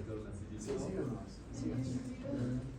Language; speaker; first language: Spanish; native; Spanish